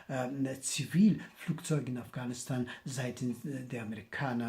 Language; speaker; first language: German; non-native, fluent; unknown